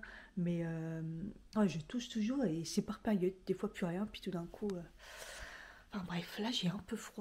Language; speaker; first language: French; native; French